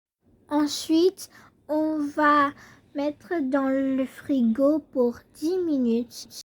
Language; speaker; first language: French; non-native, learner; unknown